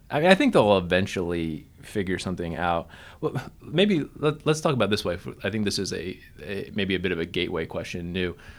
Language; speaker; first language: English; native; English